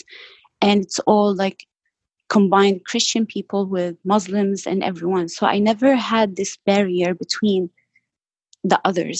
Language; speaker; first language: English; non-native, fluent; Arabic